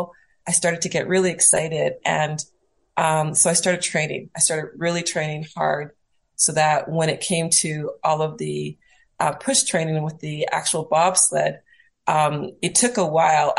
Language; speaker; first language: English; native; English